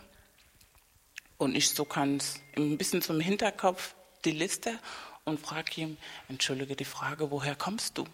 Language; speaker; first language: German; non-native, fluent; Spanish